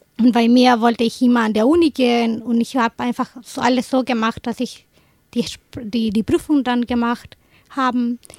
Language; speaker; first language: German; non-native, fluent; Spanish